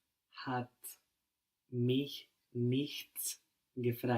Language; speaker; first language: German; non-native, learner; English